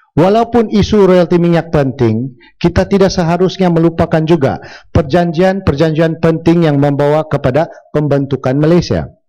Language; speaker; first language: Malay; non-native, local second language; Central Dusun